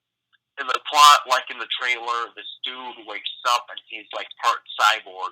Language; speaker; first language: English; native; English